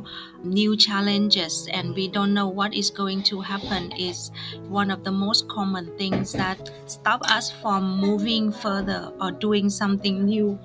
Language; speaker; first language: English; non-native, fluent; Vietnamese